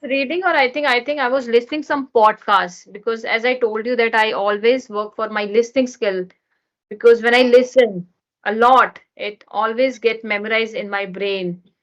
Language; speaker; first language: English; non-native, learner; Hindi